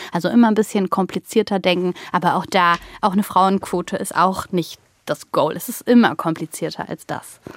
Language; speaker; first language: German; early bilingual, other home language; Bulgarian